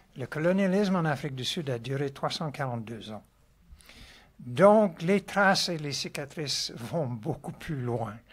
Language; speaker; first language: French; non-native, fluent; English